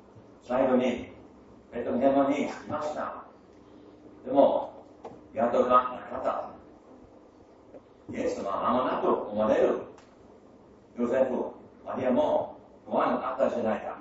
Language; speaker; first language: Japanese; non-native, fluent; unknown